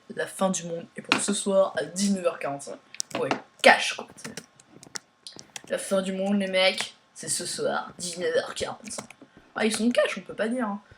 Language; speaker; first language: French; native; French